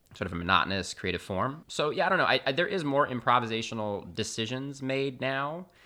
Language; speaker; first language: English; native; English